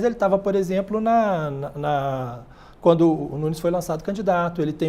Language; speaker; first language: Portuguese; native; Portuguese